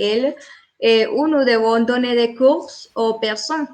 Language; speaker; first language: French; non-native, learner; Spanish